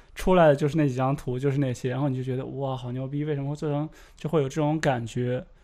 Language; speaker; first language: Chinese; native; Chinese